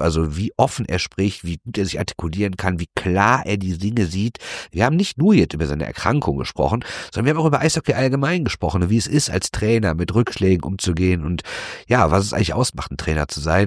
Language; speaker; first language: German; native; German